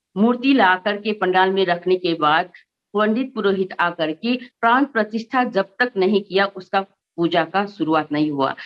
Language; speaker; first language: Hindi; non-native, local second language; Nepali